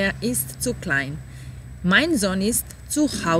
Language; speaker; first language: German; non-native, fluent; Serbian